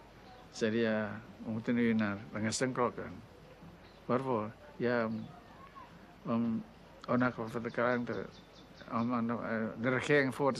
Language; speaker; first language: Dutch; non-native, local second language; Indonesian